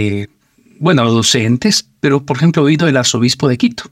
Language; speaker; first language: Spanish; native; Spanish